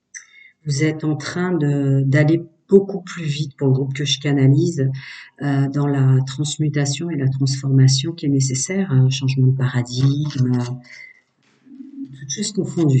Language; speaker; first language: French; native; French